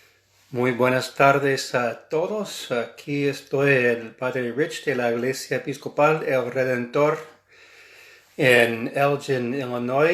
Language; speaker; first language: Spanish; non-native, fluent; English